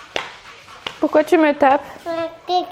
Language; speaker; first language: French; native; French